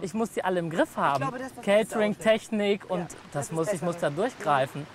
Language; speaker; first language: German; native; German